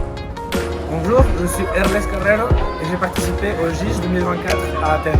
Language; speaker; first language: French; non-native, fluent; Spanish